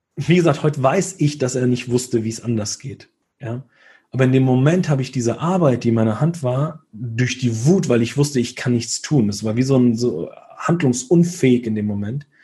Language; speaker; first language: German; early bilingual, other home language; Italian